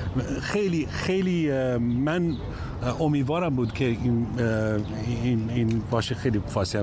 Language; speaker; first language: Persian; early bilingual, heritage; English